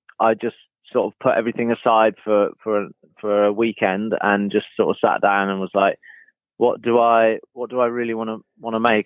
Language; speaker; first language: English; native; English